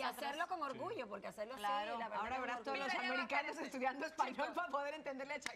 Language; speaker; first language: Spanish; native; Spanish